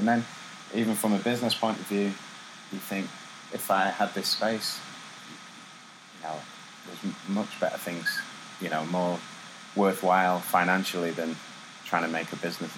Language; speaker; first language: English; native; English